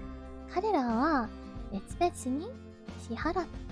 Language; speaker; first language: Japanese; non-native, learner; English